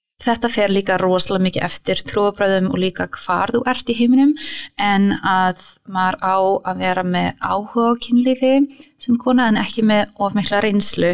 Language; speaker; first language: Icelandic; early bilingual, heritage; English